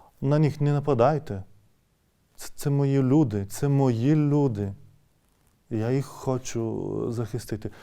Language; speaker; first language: Ukrainian; non-native, fluent; Lithuanian